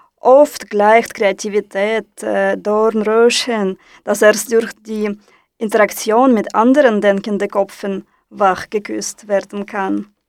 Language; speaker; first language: German; non-native, fluent; Russian